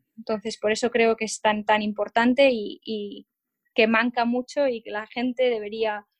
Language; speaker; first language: Spanish; non-native, local second language; Catalan